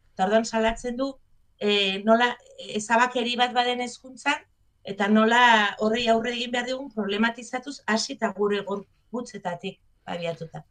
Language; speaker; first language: Basque; native; Basque